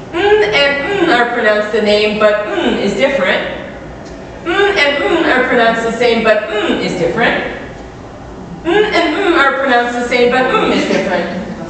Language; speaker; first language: English; native; English